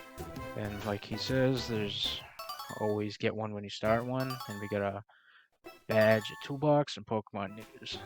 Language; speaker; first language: English; native; English